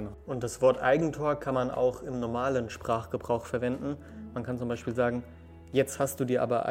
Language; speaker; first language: German; early bilingual, other home language; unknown